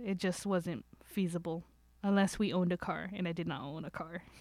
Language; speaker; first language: English; native; English